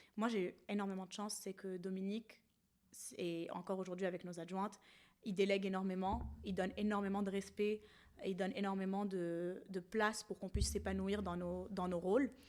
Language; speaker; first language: French; non-native, local second language; Arabic